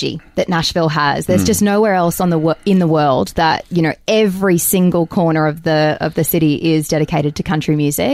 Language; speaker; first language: English; native; English